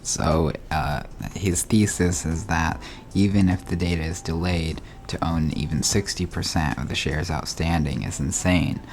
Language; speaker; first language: English; native; English